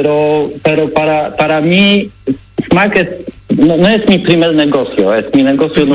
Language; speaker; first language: Spanish; non-native, learner; Polish